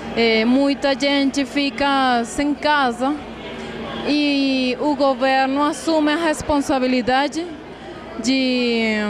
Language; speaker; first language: Portuguese; non-native, fluent; Spanish